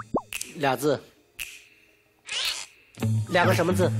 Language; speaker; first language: Chinese; native; Chinese